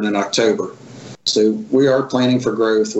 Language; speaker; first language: English; native; English